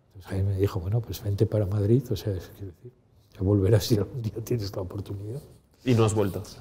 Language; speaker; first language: Spanish; native; Spanish